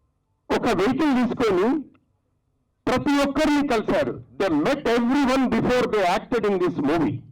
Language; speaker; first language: Telugu; native; Telugu